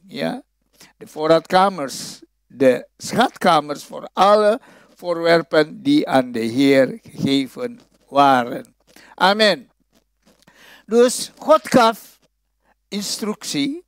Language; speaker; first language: Dutch; non-native, fluent; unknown